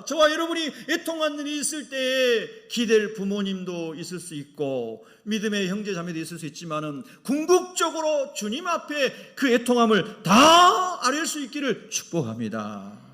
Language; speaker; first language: Korean; native; Korean